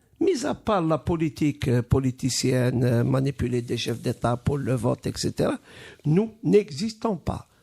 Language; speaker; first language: French; non-native, local second language; Arabic